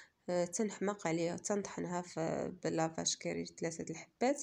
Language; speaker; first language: Arabic; native; Arabic